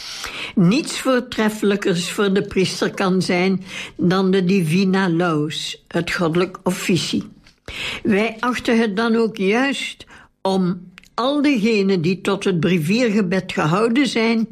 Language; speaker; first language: Dutch; native; Dutch